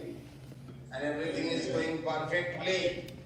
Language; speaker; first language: English; non-native, local second language; Bangla